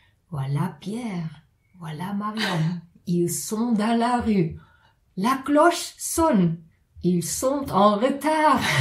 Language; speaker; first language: French; non-native, fluent; Dutch